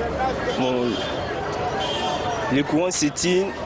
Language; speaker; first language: French; non-native, learner; Lingala